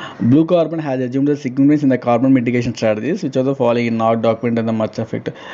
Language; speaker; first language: English; non-native, local second language; Telugu